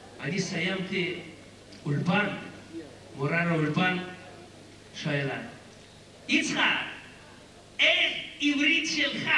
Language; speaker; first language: Hebrew; non-native, learner; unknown